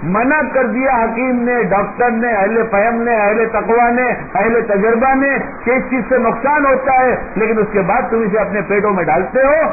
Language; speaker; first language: Urdu; native; Urdu